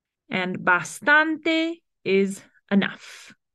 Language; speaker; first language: English; native; English